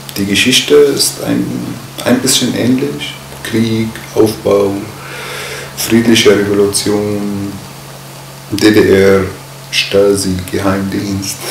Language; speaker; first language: German; non-native, fluent; Arabic